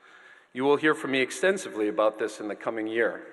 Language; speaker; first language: English; native; English